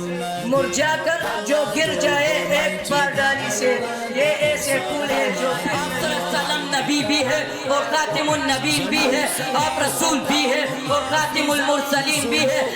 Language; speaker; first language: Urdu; non-native, local second language; Pashto